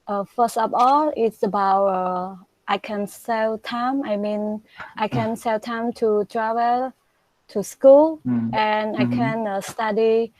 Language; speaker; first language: English; non-native, learner; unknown